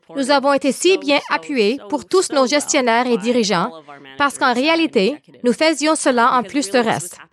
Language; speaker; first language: French; native; French